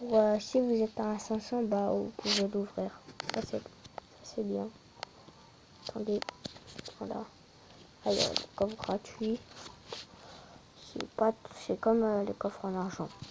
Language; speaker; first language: French; native; French